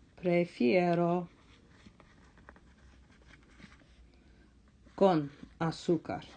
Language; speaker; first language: Spanish; non-native, fluent; English